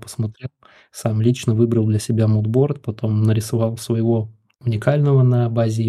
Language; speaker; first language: Russian; native; Russian